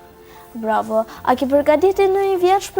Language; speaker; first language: Albanian; native; Albanian